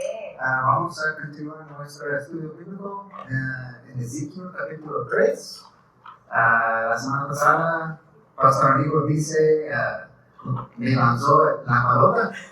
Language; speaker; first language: Spanish; non-native, learner; English